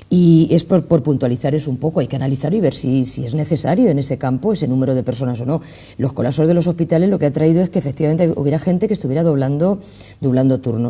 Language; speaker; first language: Spanish; native; Spanish